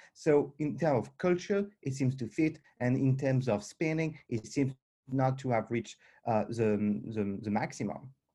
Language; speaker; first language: English; non-native, fluent; French